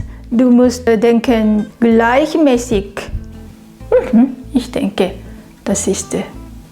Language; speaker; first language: German; non-native, learner; Japanese